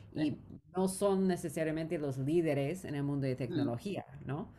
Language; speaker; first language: Spanish; non-native, fluent; English